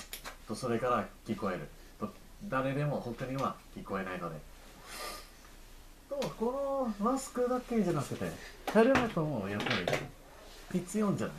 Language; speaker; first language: Japanese; non-native, learner; English